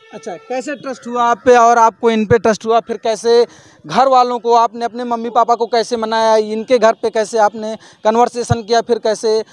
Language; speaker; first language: Hindi; native; Hindi